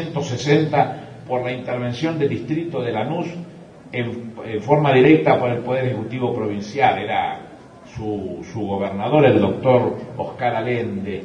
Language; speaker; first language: Spanish; native; Spanish